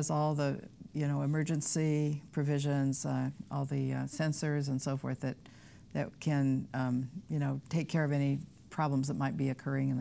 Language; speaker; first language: English; native; English